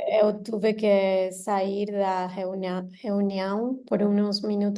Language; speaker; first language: Portuguese; non-native, learner; Spanish